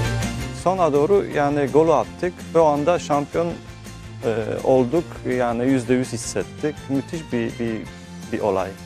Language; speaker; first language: Turkish; early bilingual, heritage; Turkish